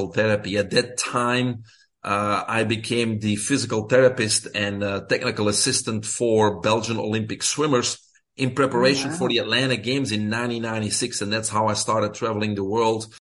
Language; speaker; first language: English; non-native, fluent; Dutch